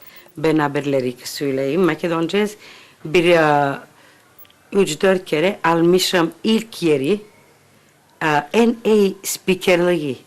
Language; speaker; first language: Turkish; early bilingual, heritage; Turkish